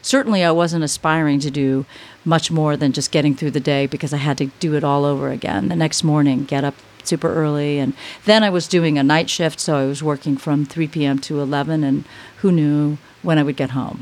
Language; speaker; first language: English; native; English